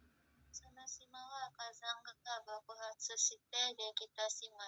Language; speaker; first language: Japanese; non-native, learner; Indonesian